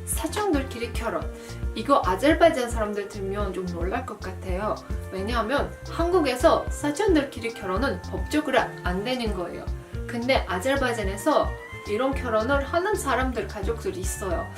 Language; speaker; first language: Korean; non-native, fluent; Azerbaijani